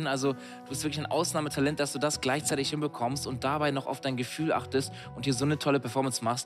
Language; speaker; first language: German; native; German